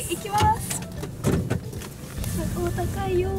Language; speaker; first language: Japanese; native; Japanese